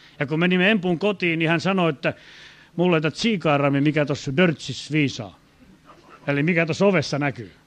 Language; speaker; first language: Finnish; native; Finnish